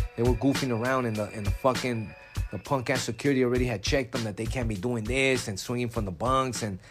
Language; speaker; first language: English; early bilingual, other home language; Spanish